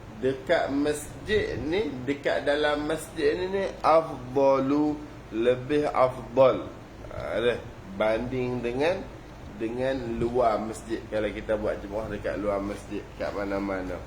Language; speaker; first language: Malay; native; Malay